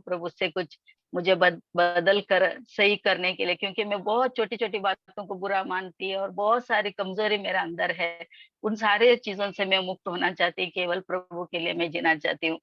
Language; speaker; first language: Hindi; non-native, local second language; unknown